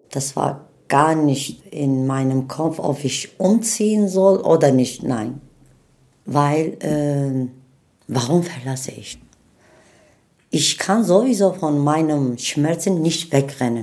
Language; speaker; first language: German; non-native, fluent; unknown